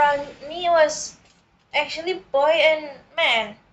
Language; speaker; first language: English; non-native, learner; Indonesian